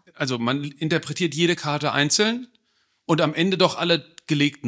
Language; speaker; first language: German; native; German